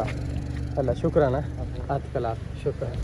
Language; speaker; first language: Arabic; non-native, learner; Urdu